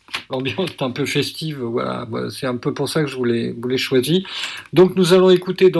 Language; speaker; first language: French; native; French